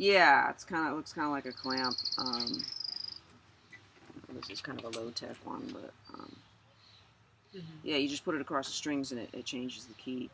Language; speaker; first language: English; native; English